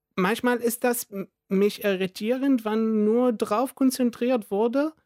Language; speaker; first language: German; non-native, fluent; Arabic